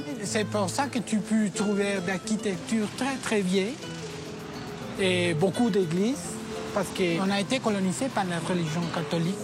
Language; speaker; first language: French; non-native, learner; Spanish